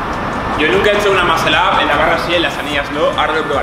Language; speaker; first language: Spanish; native; Spanish